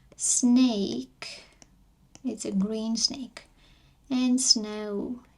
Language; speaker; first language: English; non-native, fluent; Armenian